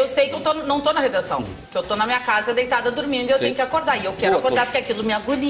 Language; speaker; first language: Portuguese; native; Portuguese